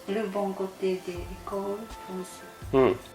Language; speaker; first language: French; non-native, learner; Japanese